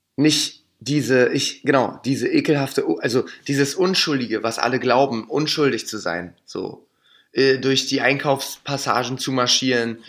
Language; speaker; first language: German; native; German